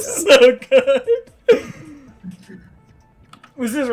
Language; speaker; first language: English; native; English